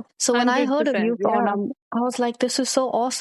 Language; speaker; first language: English; early bilingual, other home language; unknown